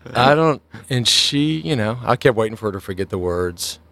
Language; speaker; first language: English; native; English